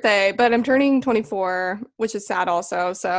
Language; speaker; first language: English; native; English